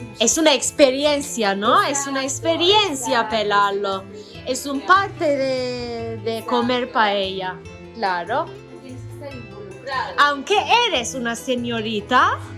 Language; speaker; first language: Spanish; non-native, fluent; Turkish